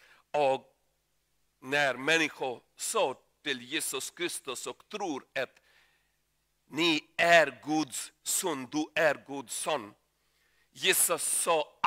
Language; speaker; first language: Swedish; non-native, learner; Urdu